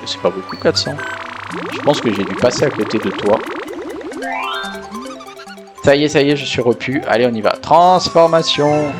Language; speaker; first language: French; native; French